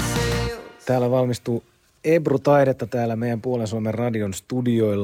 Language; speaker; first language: Finnish; native; Finnish